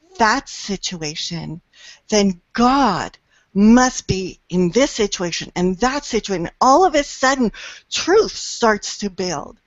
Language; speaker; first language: English; native; English